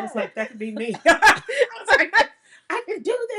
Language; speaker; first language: English; native; English